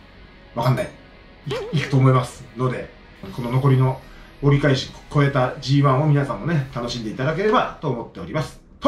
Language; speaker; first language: Japanese; native; Japanese